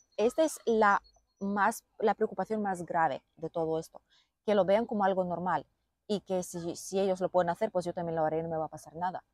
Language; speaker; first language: Spanish; non-native, fluent; Lithuanian